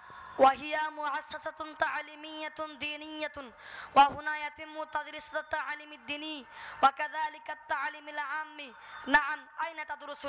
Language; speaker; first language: Arabic; non-native, learner; Bangla